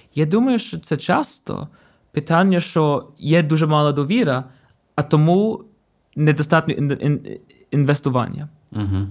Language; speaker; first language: Ukrainian; non-native, fluent; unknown